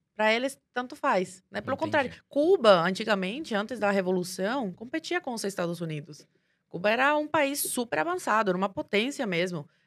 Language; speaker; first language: Portuguese; early bilingual, other home language; Spanish